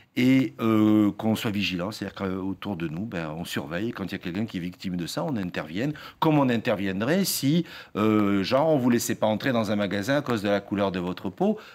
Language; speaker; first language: French; native; French